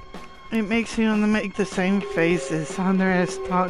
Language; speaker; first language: English; native; English